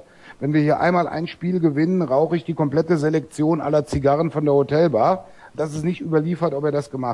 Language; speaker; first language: German; native; German